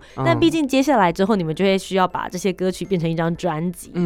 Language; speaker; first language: Chinese; native; Chinese